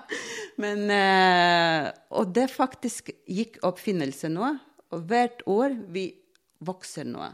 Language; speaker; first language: Norwegian; non-native, fluent; Latvian